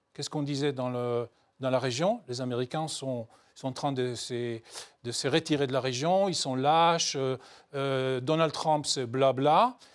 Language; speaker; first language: French; non-native, fluent; Hebrew